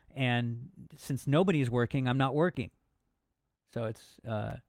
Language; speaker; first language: English; native; English